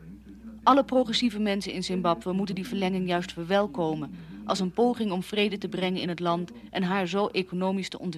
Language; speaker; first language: Dutch; native; Dutch